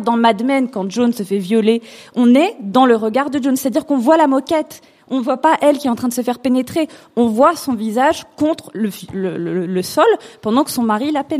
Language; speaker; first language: French; native; French